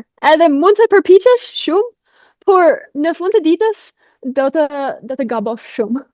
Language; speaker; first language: Albanian; non-native, fluent; English